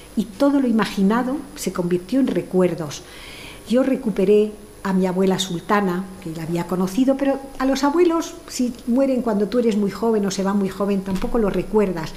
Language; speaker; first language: Spanish; early bilingual, other home language; French